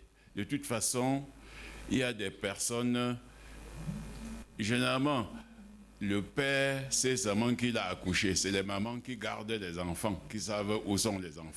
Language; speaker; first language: French; non-native, local second language; Ghomala